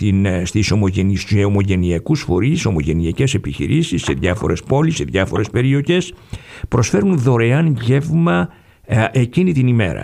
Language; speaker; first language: Greek; native; Greek